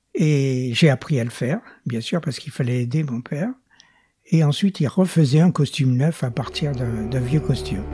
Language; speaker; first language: French; native; French